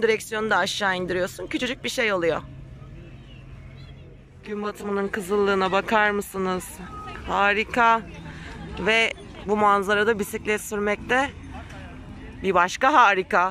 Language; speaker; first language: Turkish; native; Turkish